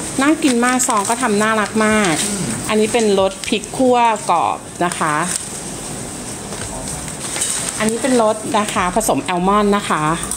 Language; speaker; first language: Thai; native; Thai